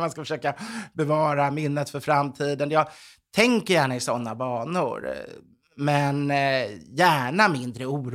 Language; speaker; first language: Swedish; native; Swedish